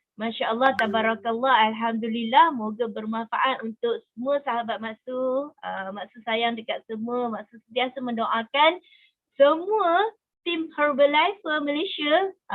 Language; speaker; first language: Malay; native; Malay